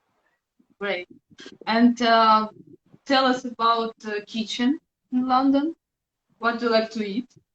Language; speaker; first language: English; non-native, learner; Russian